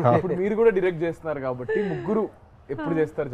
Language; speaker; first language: Telugu; native; Telugu